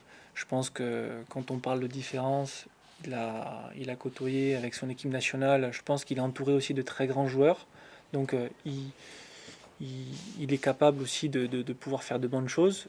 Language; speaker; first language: French; native; French